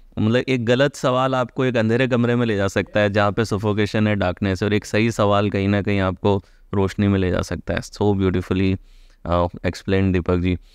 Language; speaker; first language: Hindi; native; Hindi